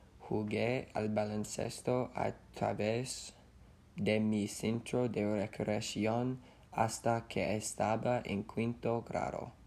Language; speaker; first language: Spanish; non-native, learner; English